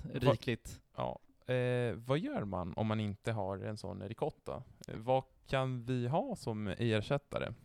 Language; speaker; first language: Swedish; non-native, fluent; Italian